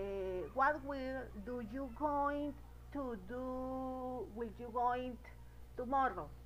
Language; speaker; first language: English; non-native, learner; Spanish